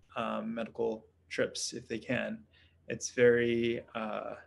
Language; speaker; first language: English; native; English